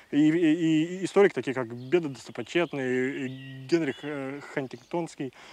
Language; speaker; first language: Russian; non-native, fluent; English